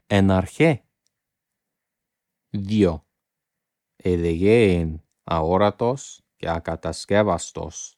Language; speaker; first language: Greek; non-native, fluent; English